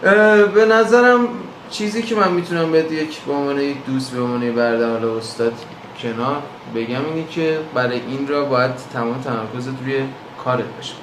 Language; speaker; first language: Persian; native; Persian